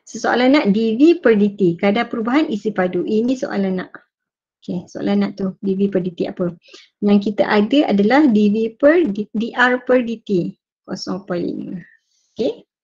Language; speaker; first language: Malay; native; Malay